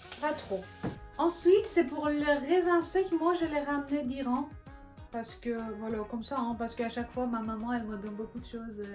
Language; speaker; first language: French; non-native, fluent; Persian